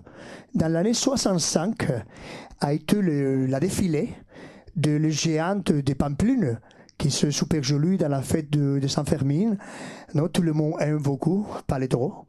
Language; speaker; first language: French; non-native, fluent; Basque